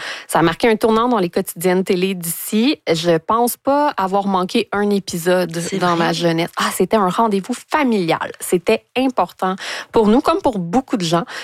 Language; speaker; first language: French; native; French